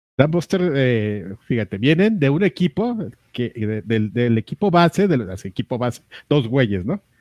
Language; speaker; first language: Spanish; native; Spanish